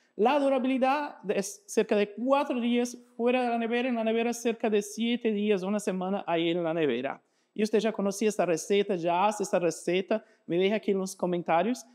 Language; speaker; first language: Spanish; non-native, fluent; Portuguese